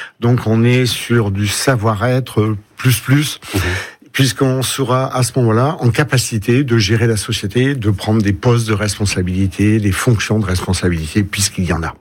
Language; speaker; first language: French; native; French